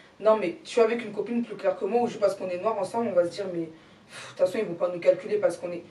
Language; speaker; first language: French; native; French